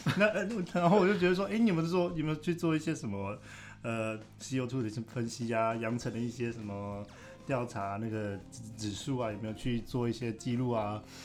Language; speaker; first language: Chinese; native; Chinese